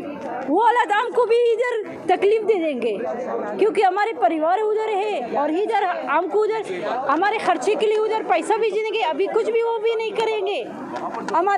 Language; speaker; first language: Hindi; non-native, fluent; Persian